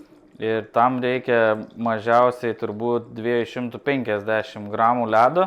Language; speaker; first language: Lithuanian; native; Lithuanian